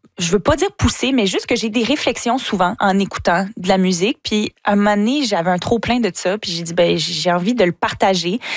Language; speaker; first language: French; native; French